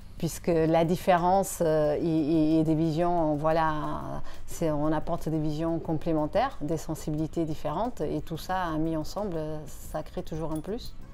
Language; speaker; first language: French; non-native, fluent; Portuguese